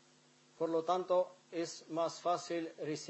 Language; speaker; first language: Spanish; non-native, fluent; Arabic